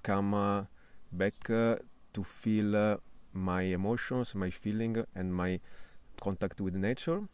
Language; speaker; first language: English; non-native, fluent; Italian